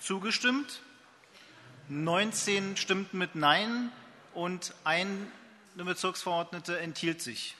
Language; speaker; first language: German; native; German